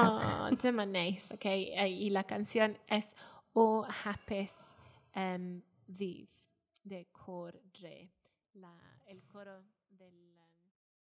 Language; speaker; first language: Spanish; non-native, fluent; Welsh